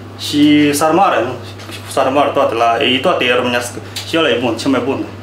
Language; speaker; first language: Romanian; non-native, learner; Chinese